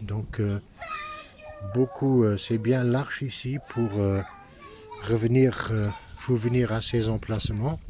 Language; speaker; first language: French; non-native, fluent; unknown